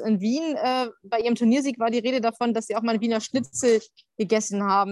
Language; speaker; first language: German; native; German